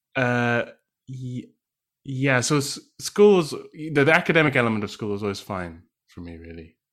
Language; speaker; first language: English; native; English